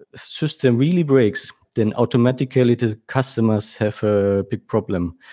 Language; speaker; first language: English; non-native, fluent; German